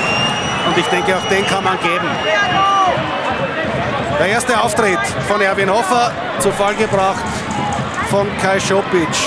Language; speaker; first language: German; native; German